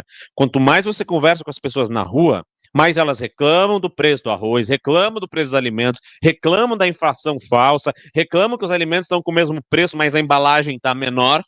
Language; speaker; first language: Portuguese; native; Portuguese